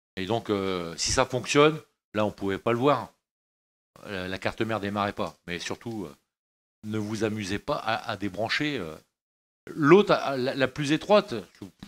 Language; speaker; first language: French; native; French